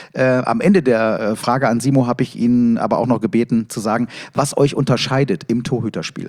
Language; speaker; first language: German; native; German